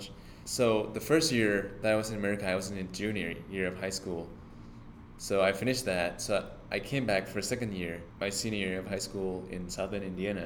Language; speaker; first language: English; non-native, fluent; Thai